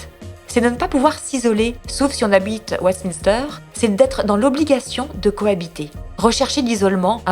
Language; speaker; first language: French; native; French